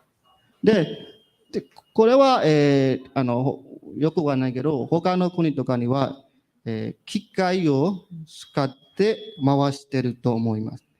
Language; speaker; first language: Japanese; non-native, learner; Burmese